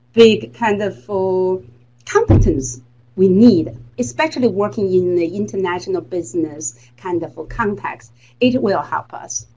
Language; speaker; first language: English; non-native, fluent; Chinese